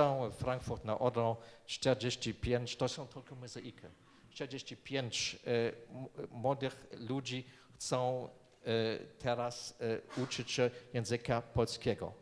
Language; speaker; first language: Polish; non-native, fluent; German